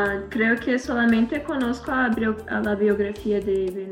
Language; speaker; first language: Spanish; non-native, learner; Portuguese